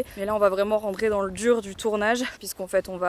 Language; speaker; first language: French; native; French